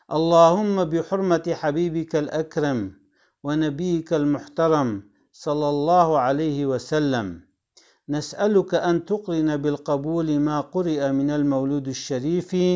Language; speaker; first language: Arabic; non-native, fluent; Kurdish